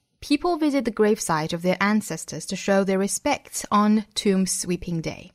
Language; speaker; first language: English; non-native, fluent; Chinese